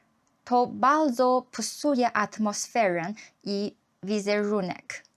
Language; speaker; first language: Polish; non-native, learner; Chinese